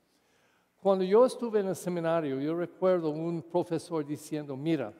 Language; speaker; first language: Spanish; non-native, fluent; English